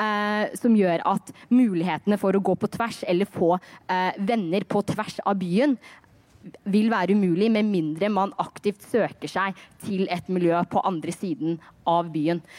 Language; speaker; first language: Norwegian; early bilingual, other home language; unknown